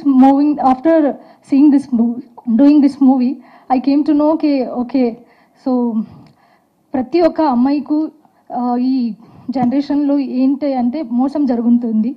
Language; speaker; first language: Telugu; non-native, learner; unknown